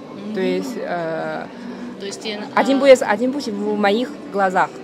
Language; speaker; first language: Russian; non-native, learner; Chinese